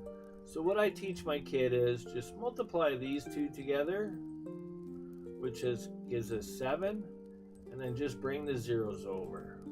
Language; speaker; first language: English; native; English